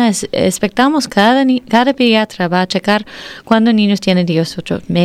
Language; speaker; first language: Spanish; non-native, learner; English